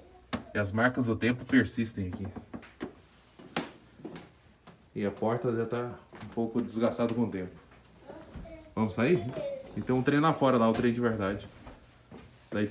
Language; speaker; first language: Portuguese; native; Portuguese